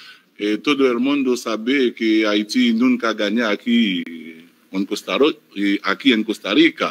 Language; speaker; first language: Spanish; non-native, fluent; Haitian Creole